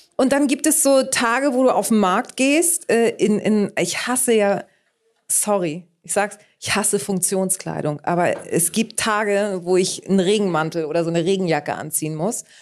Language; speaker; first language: German; early bilingual, other home language; Greek